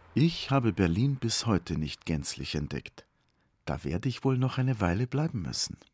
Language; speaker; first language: German; native; German